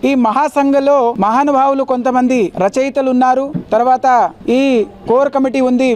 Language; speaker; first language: Telugu; non-native, local second language; Lambadi